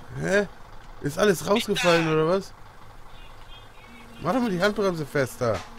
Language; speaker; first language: German; native; German